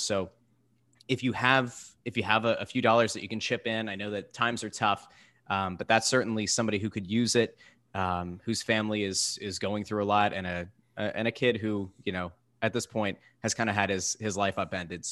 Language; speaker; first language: English; native; English